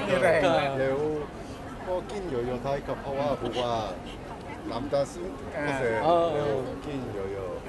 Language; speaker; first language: Thai; non-native, learner; Korean